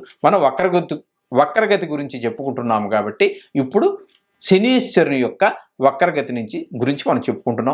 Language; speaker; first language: Telugu; native; Telugu